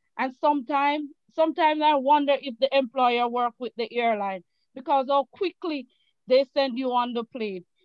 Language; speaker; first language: English; native; English